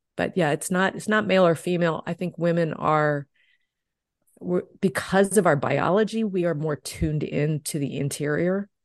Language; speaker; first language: English; native; English